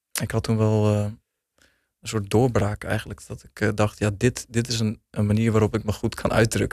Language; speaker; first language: Dutch; native; Dutch